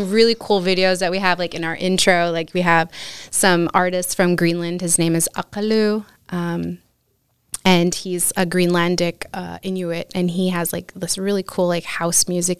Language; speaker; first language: English; native; English